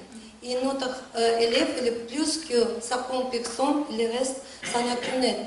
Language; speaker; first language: French; non-native, learner; Russian